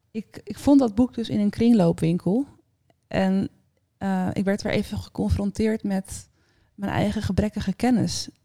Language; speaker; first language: Dutch; native; Dutch